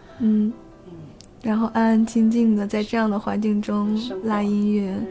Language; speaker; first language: Chinese; native; Chinese